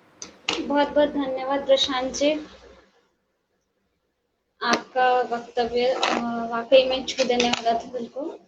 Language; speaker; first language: Hindi; native; Hindi